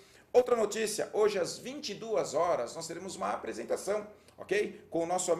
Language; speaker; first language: Portuguese; native; Portuguese